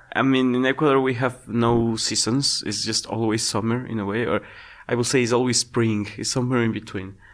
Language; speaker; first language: English; non-native, fluent; Spanish